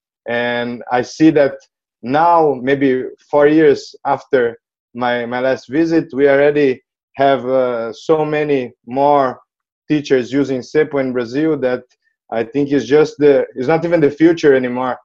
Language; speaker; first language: English; non-native, fluent; Portuguese